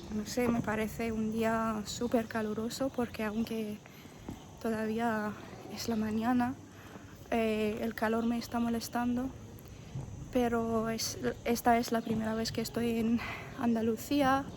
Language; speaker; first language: Spanish; non-native, fluent; Persian